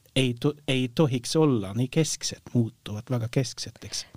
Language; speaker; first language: Estonian; non-native, fluent; Norwegian